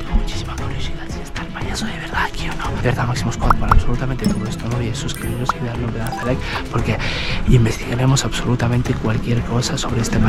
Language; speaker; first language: Spanish; native; Spanish